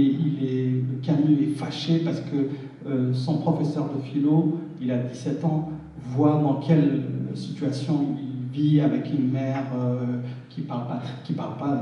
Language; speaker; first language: French; early bilingual, other home language; Arabic